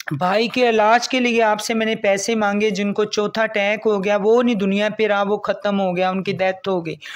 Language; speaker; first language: Urdu; non-native, local second language; Punjabi